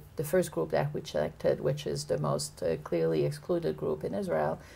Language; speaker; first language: English; native; English